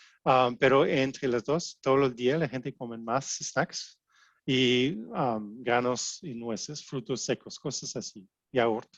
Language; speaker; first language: Spanish; non-native, fluent; French